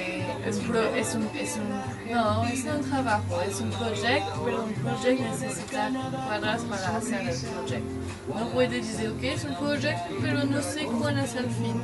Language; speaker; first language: Spanish; non-native, learner; French